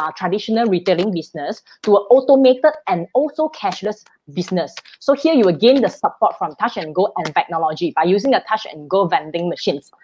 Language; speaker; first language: English; non-native, local second language; Chinese